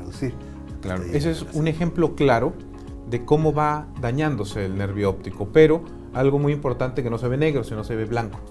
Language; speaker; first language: Spanish; native; Spanish